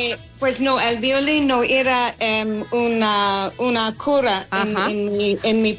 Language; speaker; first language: Spanish; non-native, fluent; English